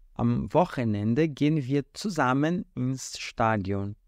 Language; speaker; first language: German; non-native, fluent; Portuguese